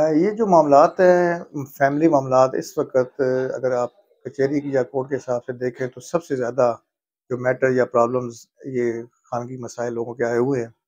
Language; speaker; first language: Urdu; non-native, local second language; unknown